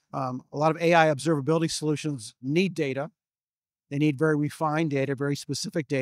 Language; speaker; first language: English; native; English